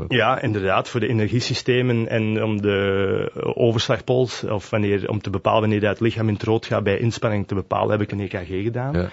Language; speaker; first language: Dutch; native; Dutch